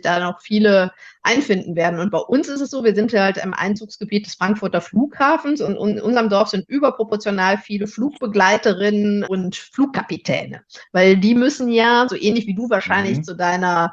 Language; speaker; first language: German; native; German